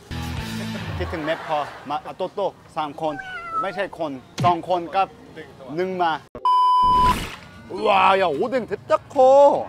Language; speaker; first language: Thai; non-native, fluent; Korean